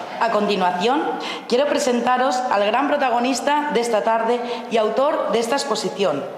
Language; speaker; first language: Spanish; non-native, local second language; Catalan